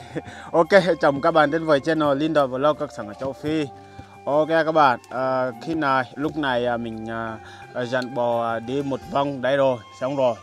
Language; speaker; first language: Vietnamese; non-native, fluent; Portuguese